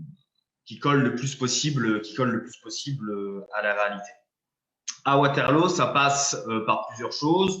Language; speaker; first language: French; native; French